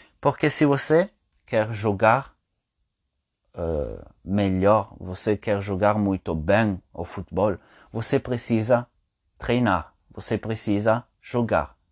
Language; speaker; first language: Portuguese; non-native, fluent; Italian